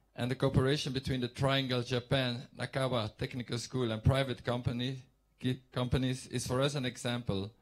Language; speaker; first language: English; non-native, fluent; Dutch